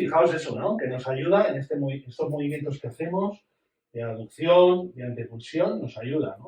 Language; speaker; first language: Spanish; native; Spanish